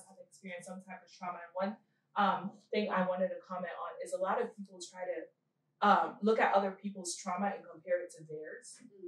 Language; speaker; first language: English; early bilingual, other home language; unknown